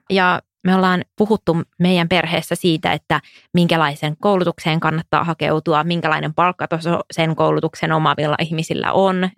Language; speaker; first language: Finnish; non-native, local second language; Swedish